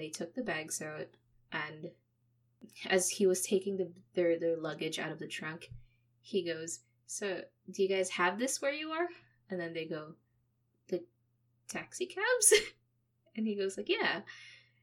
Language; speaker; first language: English; non-native, local second language; Filipino